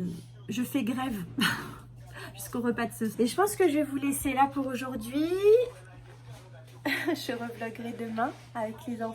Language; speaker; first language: French; native; French